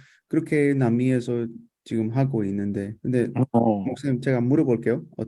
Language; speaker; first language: Korean; non-native, fluent; Spanish